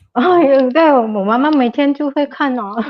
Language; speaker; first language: Chinese; non-native, learner; Indonesian